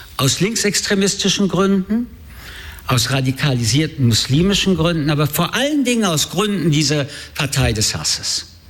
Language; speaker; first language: German; early bilingual, other home language; French